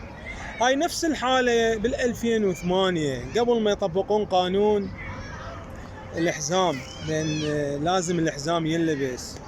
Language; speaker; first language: Arabic; native; Arabic